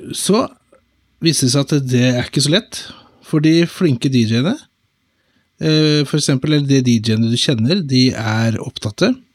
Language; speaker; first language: Norwegian; native; Norwegian